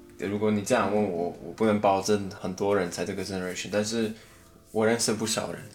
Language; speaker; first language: Chinese; non-native, fluent; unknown